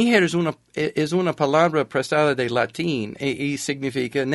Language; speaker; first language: Spanish; non-native, fluent; English